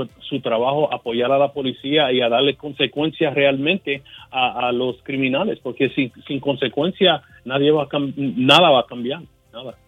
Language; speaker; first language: Spanish; early bilingual, heritage; Spanish